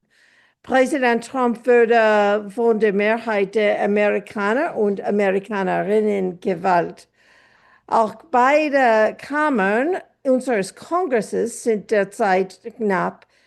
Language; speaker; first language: German; non-native, fluent; English